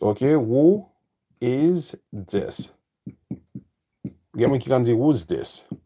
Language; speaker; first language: English; non-native, fluent; Haitian Creole